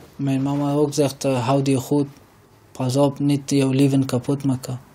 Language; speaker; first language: Dutch; non-native, learner; Persian